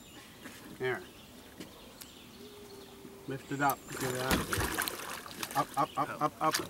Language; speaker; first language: English; native; English